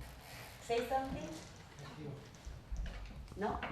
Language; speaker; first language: English; non-native, learner; Chinese